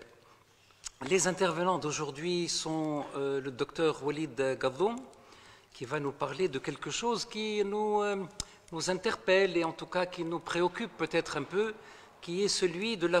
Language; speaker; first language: French; non-native, local second language; Arabic